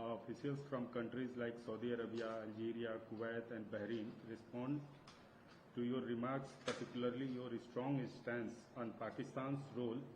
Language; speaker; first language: English; non-native, local second language; Hindi